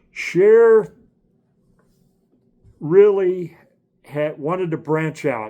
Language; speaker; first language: English; native; English